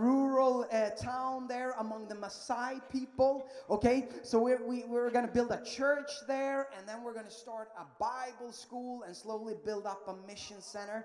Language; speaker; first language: English; non-native, fluent; Swedish